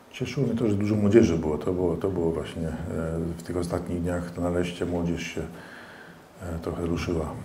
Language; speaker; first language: Polish; early bilingual, heritage; Polish